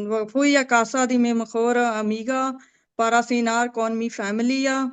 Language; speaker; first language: Spanish; non-native, learner; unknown